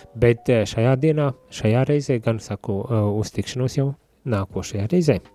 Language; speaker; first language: Latvian; native; Latvian